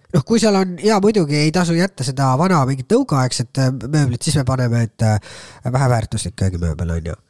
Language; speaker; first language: Estonian; native; Estonian